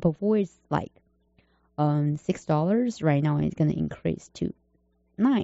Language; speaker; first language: English; non-native, learner; Chinese